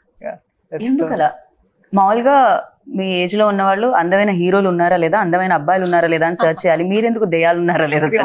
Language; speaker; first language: Telugu; native; Telugu